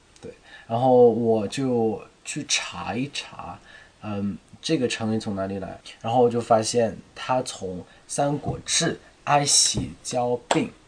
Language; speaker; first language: Chinese; non-native, fluent; Thai